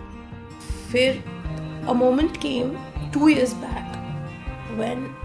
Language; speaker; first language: English; non-native, local second language; Hindi